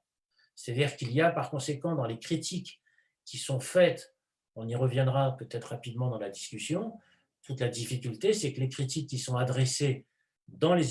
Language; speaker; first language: French; native; French